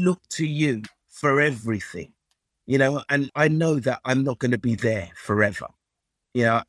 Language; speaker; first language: English; early bilingual, other home language; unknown